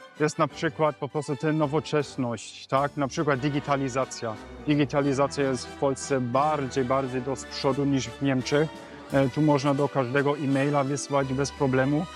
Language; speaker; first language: Polish; non-native, learner; German